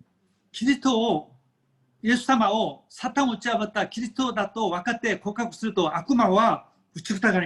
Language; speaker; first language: Japanese; non-native, fluent; Korean